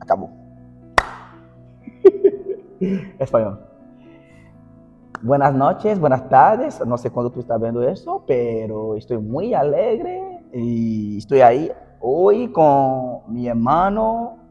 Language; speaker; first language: Spanish; non-native, fluent; Portuguese